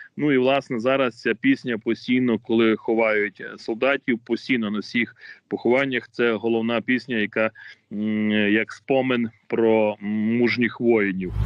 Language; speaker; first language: Ukrainian; native; Ukrainian